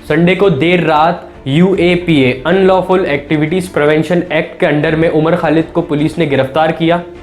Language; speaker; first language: Hindi; native; Hindi